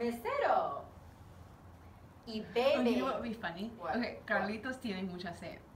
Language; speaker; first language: Spanish; non-native, fluent; English